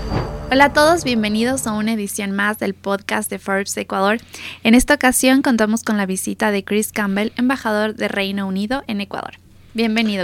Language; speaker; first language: Spanish; native; Spanish